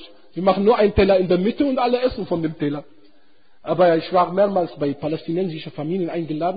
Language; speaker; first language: German; non-native, fluent; Arabic